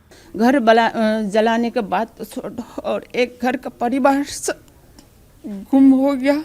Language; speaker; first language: Hindi; non-native, local second language; Manipuri